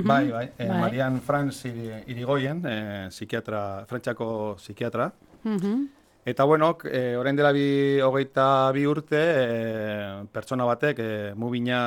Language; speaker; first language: Basque; non-native, local second language; Spanish